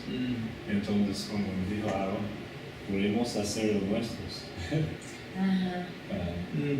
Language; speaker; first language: Spanish; non-native, fluent; English